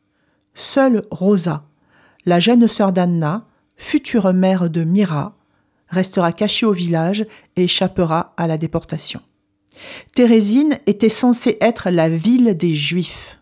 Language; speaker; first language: French; native; French